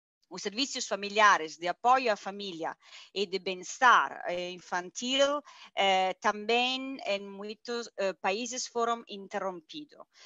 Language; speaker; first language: Portuguese; non-native, fluent; Italian